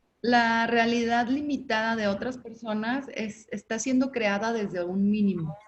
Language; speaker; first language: Spanish; native; Spanish